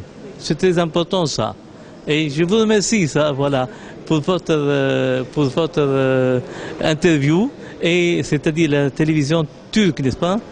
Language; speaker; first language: French; non-native, local second language; Arabic